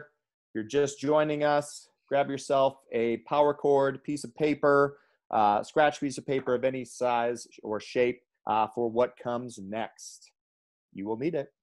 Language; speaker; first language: English; native; English